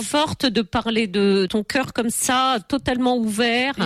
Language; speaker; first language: French; native; French